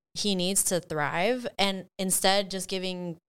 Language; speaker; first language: English; early bilingual, other home language; Spanish